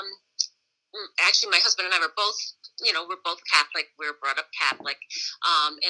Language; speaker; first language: English; native; English